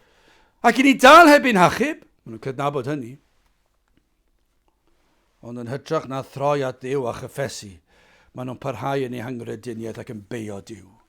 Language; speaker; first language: Welsh; native; Welsh